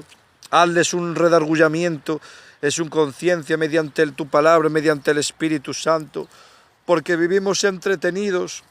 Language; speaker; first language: Spanish; native; Spanish